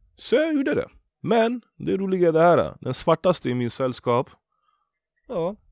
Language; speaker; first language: Swedish; early bilingual, other home language; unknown